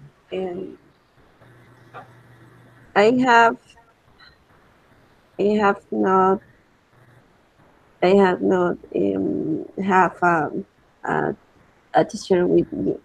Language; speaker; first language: English; non-native, learner; Spanish